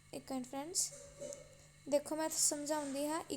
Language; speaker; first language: Hindi; non-native, local second language; Punjabi